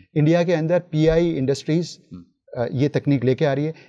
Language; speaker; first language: Hindi; native; Hindi